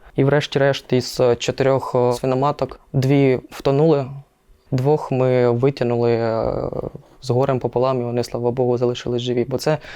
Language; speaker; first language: Ukrainian; non-native, local second language; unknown